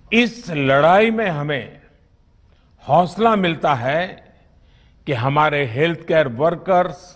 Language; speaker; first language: Hindi; non-native, local second language; Gujarati